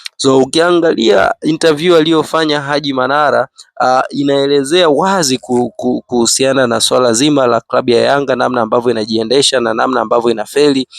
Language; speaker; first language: Swahili; native; Swahili